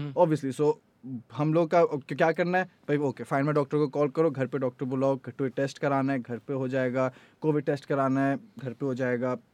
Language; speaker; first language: English; non-native, local second language; Hindi